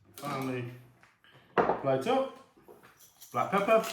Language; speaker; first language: English; native; English